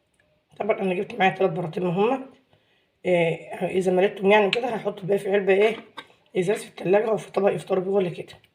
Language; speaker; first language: Arabic; native; Arabic